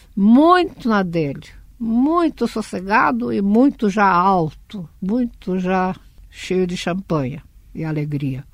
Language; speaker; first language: Portuguese; early bilingual, other home language; Russian